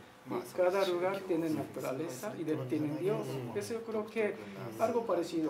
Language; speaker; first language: Spanish; non-native, learner; Japanese